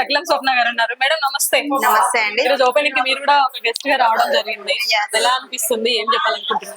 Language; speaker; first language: Telugu; native; Telugu